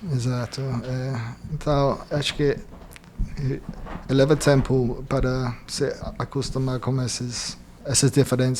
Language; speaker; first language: Portuguese; non-native, fluent; English